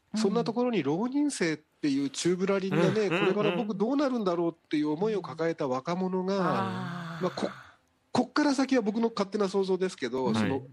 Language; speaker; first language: Japanese; native; Japanese